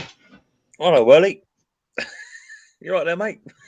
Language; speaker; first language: English; native; English